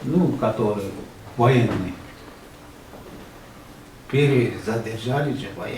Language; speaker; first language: Russian; non-native, learner; Uzbek